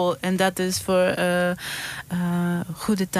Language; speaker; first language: Dutch; non-native, learner; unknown